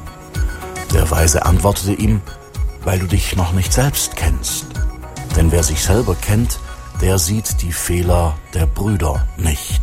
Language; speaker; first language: German; native; German